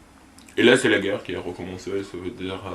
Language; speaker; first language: French; non-native, local second language; Arabic